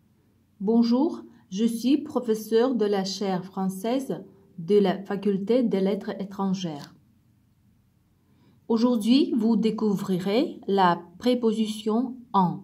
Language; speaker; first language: French; non-native, fluent; Uzbek